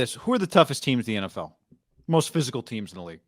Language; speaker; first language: English; native; English